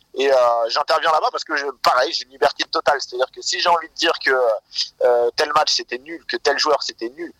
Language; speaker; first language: French; native; French